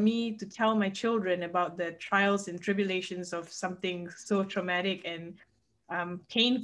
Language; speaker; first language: English; non-native, local second language; Malay